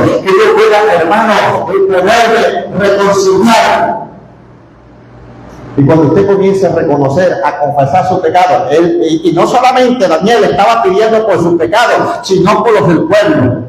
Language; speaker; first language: Spanish; native; Spanish